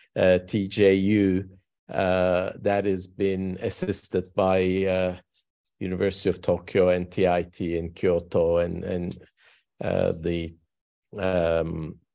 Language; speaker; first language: English; non-native, fluent; Turkish